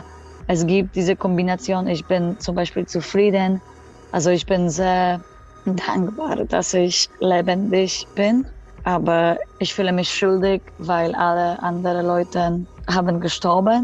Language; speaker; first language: German; non-native, fluent; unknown